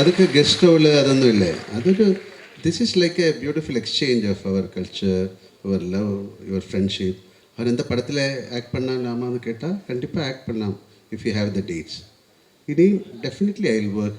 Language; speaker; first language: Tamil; non-native, learner; Malayalam